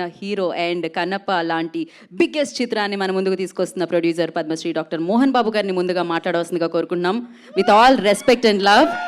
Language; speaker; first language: Telugu; native; Telugu